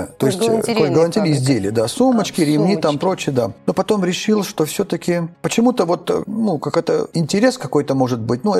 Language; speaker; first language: Russian; non-native, local second language; Armenian